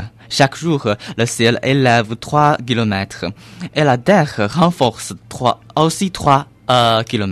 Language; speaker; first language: French; non-native, learner; Chinese